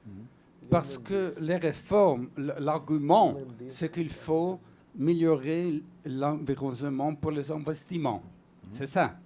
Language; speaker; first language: French; non-native, fluent; Portuguese